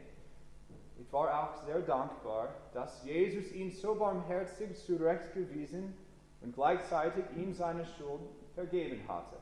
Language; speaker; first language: German; non-native, fluent; English